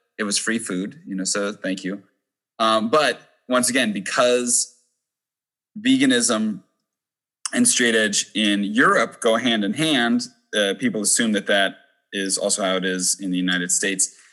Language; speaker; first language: English; native; English